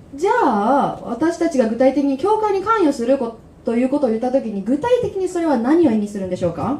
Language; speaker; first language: Japanese; native; Japanese